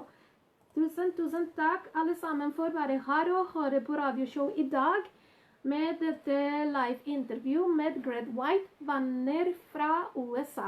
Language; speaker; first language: Norwegian; non-native, learner; Spanish